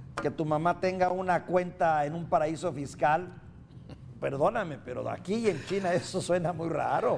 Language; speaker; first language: Spanish; native; Spanish